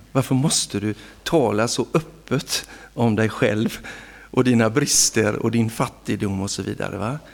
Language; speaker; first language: Swedish; native; Swedish